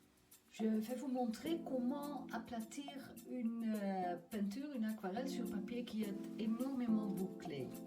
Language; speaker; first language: French; non-native, fluent; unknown